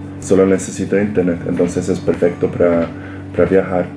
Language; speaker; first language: Spanish; non-native, learner; Polish